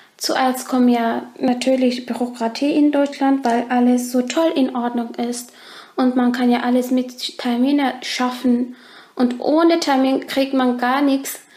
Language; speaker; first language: German; non-native, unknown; Turkish